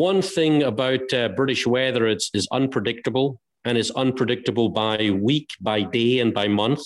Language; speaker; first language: English; native; English